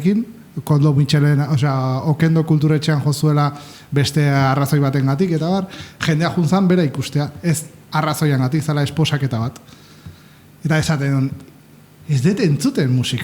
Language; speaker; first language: Basque; native; Basque